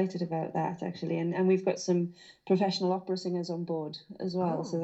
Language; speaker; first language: English; native; English